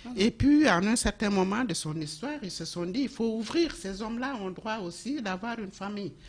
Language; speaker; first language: French; non-native, local second language; Bambara